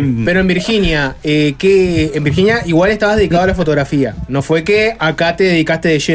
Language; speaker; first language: Spanish; native; Spanish